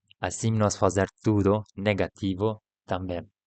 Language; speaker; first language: Portuguese; non-native, learner; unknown